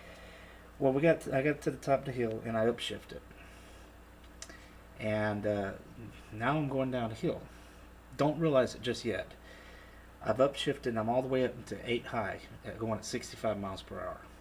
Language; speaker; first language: English; native; English